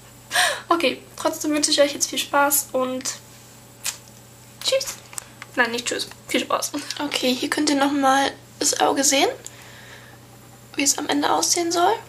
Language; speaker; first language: German; native; German